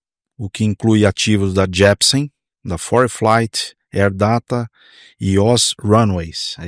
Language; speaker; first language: Portuguese; native; Portuguese